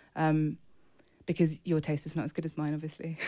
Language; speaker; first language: English; native; English